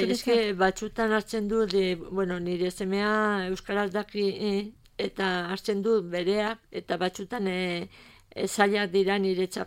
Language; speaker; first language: Basque; non-native, learner; Spanish